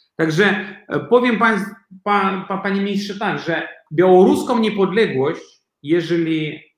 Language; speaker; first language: Polish; non-native, fluent; Belarusian